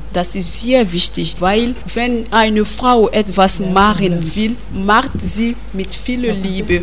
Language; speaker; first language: German; non-native, learner; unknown